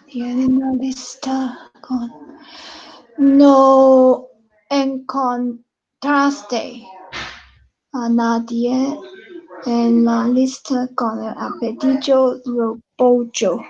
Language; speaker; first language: Spanish; non-native, learner; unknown